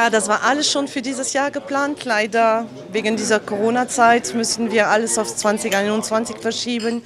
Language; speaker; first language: German; non-native, fluent; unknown